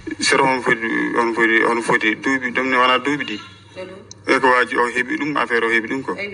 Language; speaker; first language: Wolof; non-native, local second language; Fula